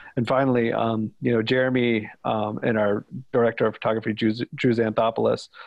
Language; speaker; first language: English; native; English